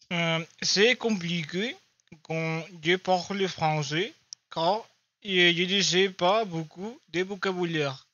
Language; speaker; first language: French; non-native, learner; Spanish